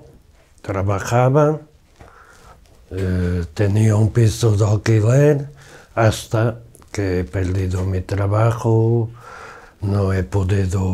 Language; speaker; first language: Spanish; non-native, fluent; Portuguese